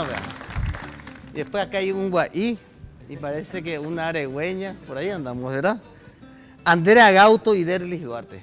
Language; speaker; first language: Spanish; native; Spanish